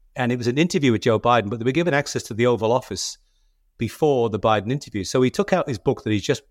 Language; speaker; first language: English; native; English